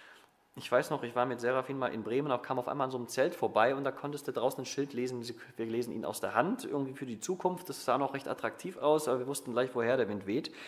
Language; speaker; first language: German; native; German